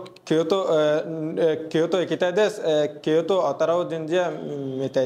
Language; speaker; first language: Japanese; non-native, learner; Bangla